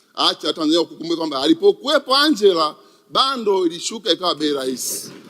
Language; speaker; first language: Swahili; native; Swahili